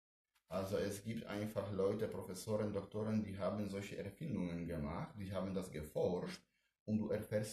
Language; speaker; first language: German; non-native, fluent; Polish